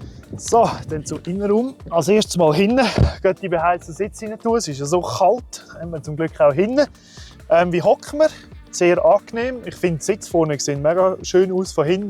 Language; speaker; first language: German; native; German